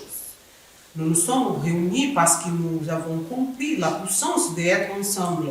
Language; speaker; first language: French; non-native, fluent; Portuguese